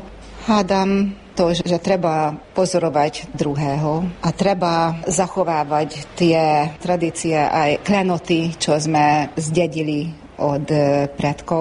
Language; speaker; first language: Slovak; non-native, local second language; Hungarian